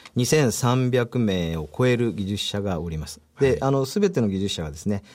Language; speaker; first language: Japanese; native; Japanese